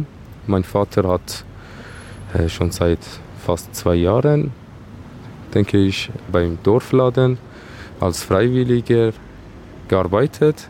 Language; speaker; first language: German; non-native, fluent; Persian